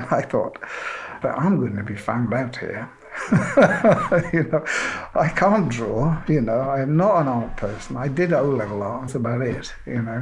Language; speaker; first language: English; native; English